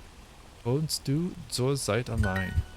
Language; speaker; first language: German; non-native, learner; English